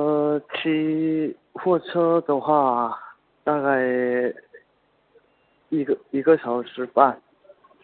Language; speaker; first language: Chinese; non-native, learner; Korean